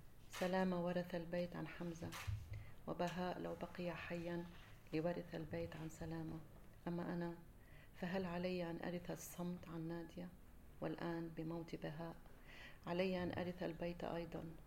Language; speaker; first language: Arabic; native; Arabic